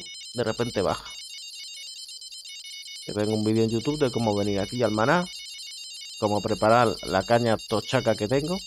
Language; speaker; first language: Spanish; native; Spanish